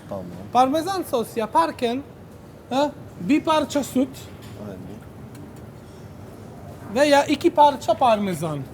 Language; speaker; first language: Turkish; non-native, learner; Italian